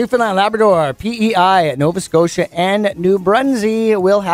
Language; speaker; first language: English; native; English